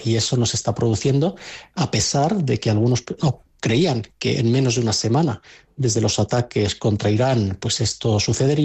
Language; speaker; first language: Spanish; native; Spanish